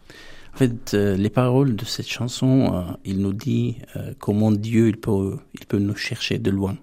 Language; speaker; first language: French; non-native, fluent; Armenian